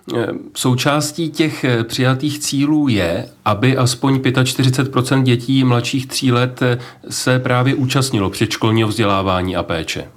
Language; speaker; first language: Czech; native; Czech